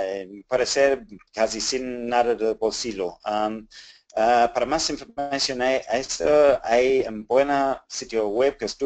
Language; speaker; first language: Spanish; non-native, fluent; English